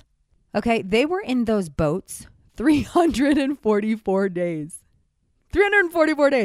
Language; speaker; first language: English; native; English